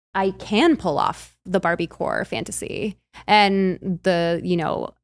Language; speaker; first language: English; early bilingual, other home language; Filipino